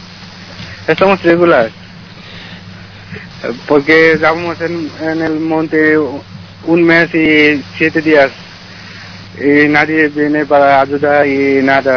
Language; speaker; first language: Spanish; non-native, learner; Bangla